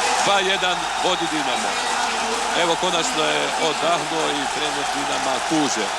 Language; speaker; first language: Croatian; native; Croatian